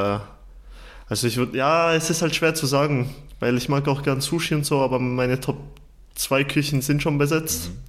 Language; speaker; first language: German; early bilingual, other home language; Turkish